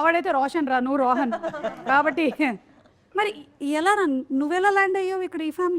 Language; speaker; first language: Telugu; non-native, local second language; Malayalam